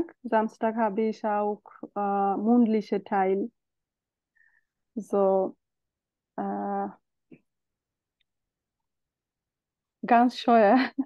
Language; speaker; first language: German; non-native, learner; Bangla